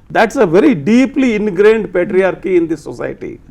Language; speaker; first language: English; non-native, local second language; Kannada